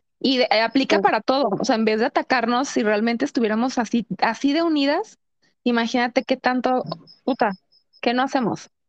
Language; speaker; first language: Spanish; native; Spanish